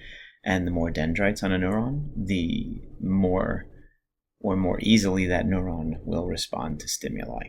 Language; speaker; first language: English; native; English